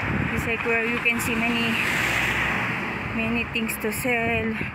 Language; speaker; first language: English; non-native, local second language; Filipino